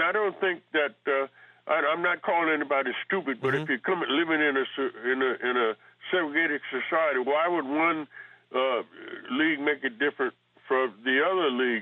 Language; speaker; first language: English; native; English